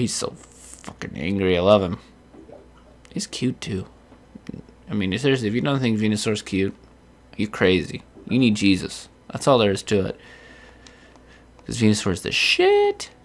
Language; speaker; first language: English; native; English